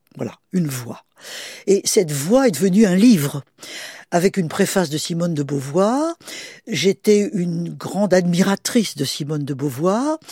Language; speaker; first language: French; native; French